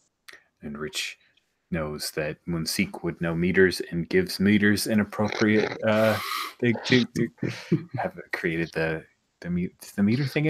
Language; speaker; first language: English; native; English